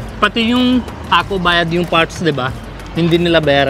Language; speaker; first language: Filipino; non-native, learner; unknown